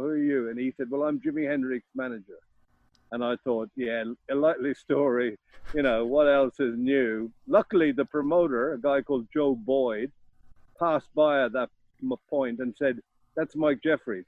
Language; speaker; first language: English; native; English